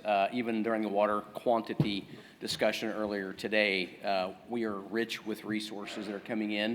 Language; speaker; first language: English; native; English